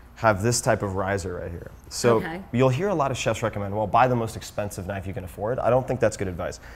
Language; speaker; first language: English; native; English